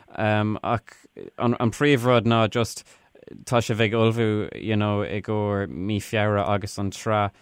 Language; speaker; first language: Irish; non-native, local second language; English